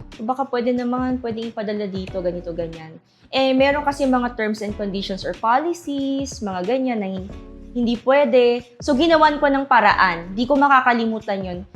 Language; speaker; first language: Filipino; native; Filipino